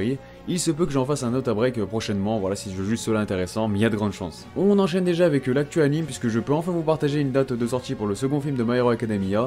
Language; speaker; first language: French; native; French